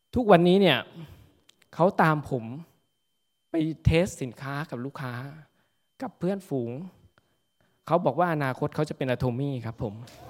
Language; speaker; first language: Thai; native; Thai